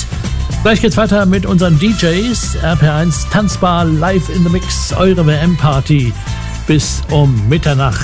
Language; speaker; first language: German; native; German